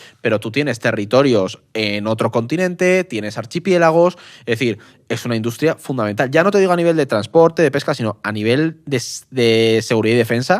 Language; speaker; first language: Spanish; native; Spanish